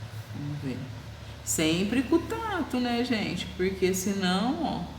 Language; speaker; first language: Portuguese; native; Portuguese